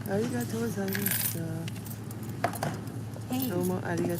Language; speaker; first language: Japanese; non-native, learner; English